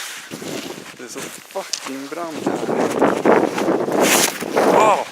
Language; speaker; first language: Swedish; native; Swedish